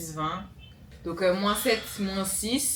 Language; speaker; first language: French; native; French